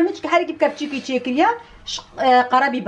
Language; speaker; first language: German; non-native, learner; Kurdish